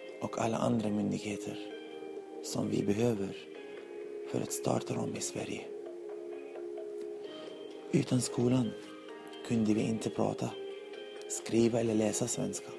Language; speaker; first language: Swedish; non-native, learner; Arabic